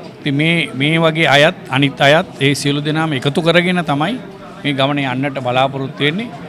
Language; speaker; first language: Sinhala; native; Sinhala